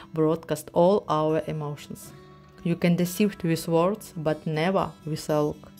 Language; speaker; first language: English; non-native, fluent; Ukrainian